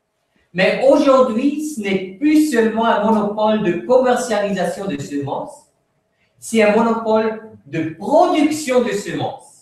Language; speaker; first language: French; non-native, fluent; Swiss German